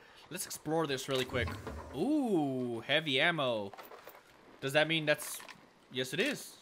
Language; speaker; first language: English; native; English